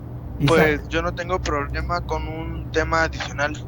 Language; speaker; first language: Spanish; native; Spanish